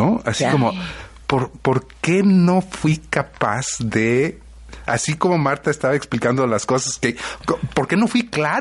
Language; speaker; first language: Spanish; native; Spanish